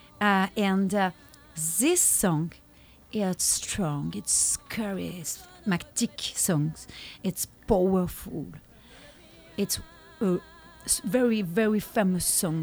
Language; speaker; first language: English; non-native, learner; French